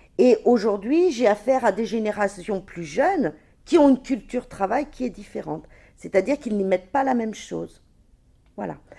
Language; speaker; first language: French; native; French